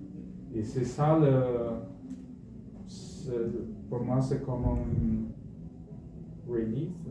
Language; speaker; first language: French; non-native, fluent; Portuguese